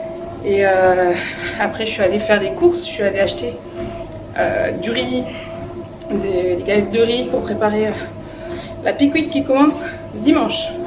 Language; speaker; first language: French; native; French